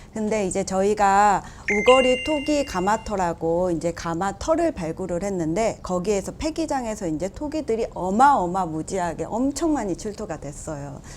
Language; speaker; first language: Korean; native; Korean